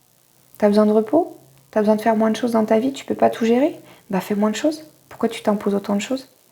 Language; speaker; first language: French; native; French